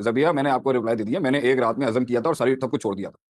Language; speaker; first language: Urdu; native; Urdu